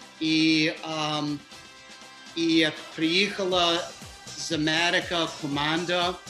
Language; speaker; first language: Ukrainian; early bilingual, heritage; Ukrainian